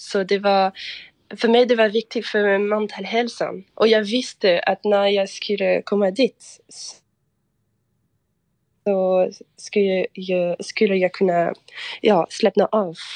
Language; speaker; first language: Swedish; non-native, fluent; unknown